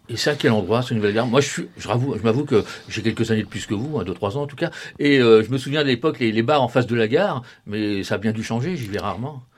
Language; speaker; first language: French; native; French